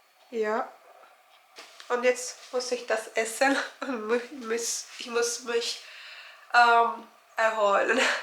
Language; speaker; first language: German; non-native, learner; Turkish